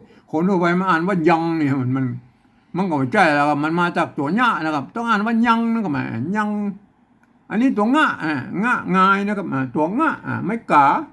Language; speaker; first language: Thai; non-native, local second language; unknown